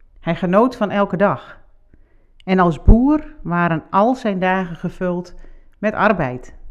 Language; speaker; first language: Dutch; non-native, local second language; Western Frisian